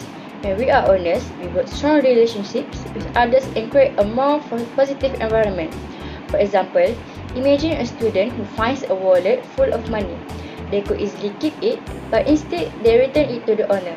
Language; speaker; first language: English; non-native, local second language; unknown